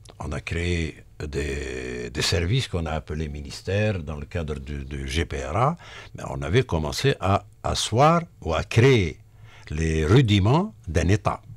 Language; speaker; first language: French; non-native, local second language; Arabic